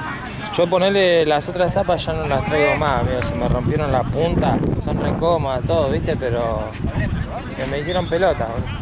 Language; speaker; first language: Spanish; native; Spanish